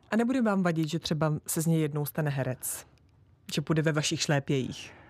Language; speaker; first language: Czech; native; Czech